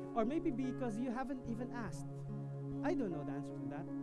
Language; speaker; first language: English; non-native, local second language; Filipino